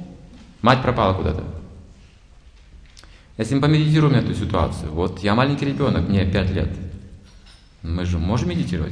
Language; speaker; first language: Russian; native; Russian